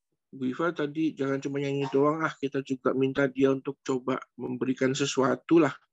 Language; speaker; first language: Indonesian; native; Indonesian